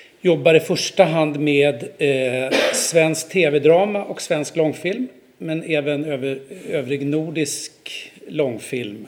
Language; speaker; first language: Swedish; native; Swedish